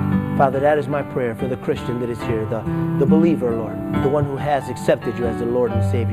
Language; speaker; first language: English; native; English